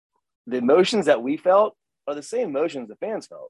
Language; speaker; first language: English; native; English